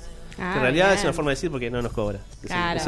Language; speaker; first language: Spanish; native; Spanish